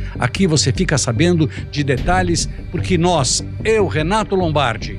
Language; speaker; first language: Portuguese; early bilingual, other home language; Italian